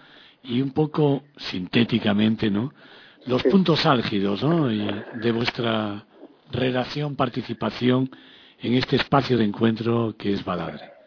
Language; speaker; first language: Spanish; native; Spanish